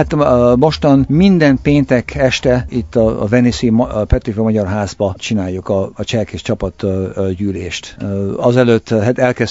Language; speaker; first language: Hungarian; early bilingual, heritage; Hungarian